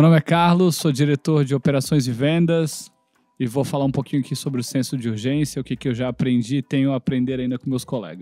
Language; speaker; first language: Portuguese; native; Portuguese